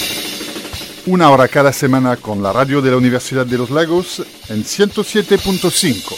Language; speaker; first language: Spanish; native; Spanish